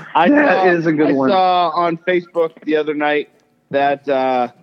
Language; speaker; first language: English; native; English